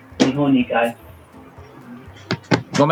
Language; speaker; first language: Japanese; non-native, learner; English